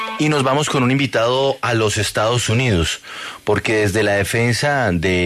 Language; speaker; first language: Spanish; native; Spanish